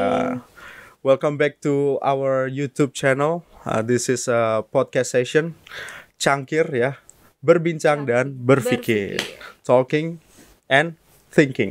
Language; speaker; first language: English; non-native, fluent; Indonesian